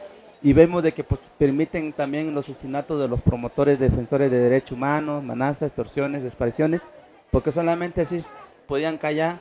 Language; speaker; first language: Spanish; non-native, local second language; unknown